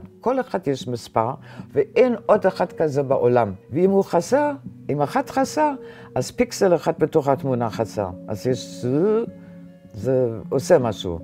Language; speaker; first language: Hebrew; non-native, fluent; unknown